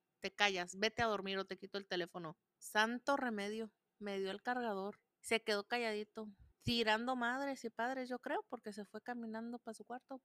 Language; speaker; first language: Spanish; early bilingual, heritage; Spanish